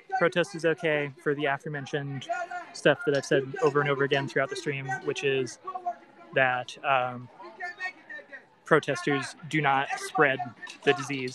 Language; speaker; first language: English; native; English